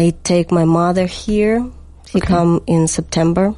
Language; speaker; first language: English; non-native, learner; Ukrainian